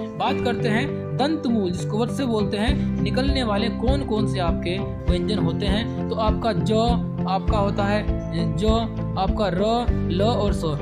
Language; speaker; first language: Hindi; native; Hindi